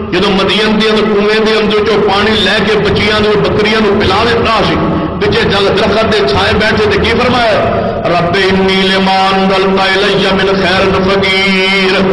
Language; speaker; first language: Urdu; non-native, local second language; Punjabi